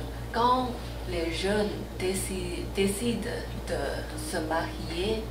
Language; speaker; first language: French; non-native, learner; Chinese